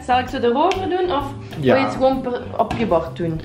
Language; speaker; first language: Dutch; native; Dutch